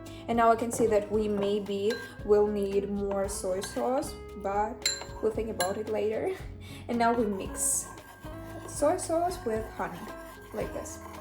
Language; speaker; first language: English; non-native, fluent; Ukrainian